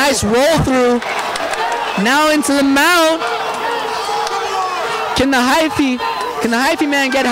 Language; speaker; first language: English; native; English